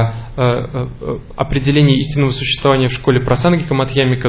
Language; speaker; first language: Russian; native; Russian